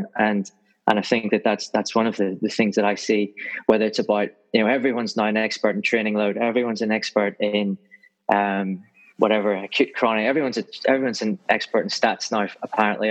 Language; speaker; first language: English; native; English